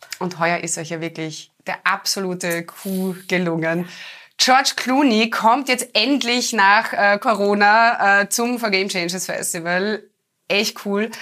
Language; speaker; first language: German; native; German